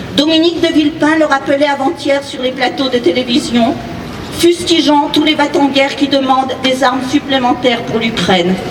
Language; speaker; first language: French; native; French